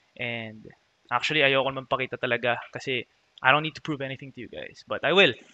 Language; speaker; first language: English; non-native, local second language; Filipino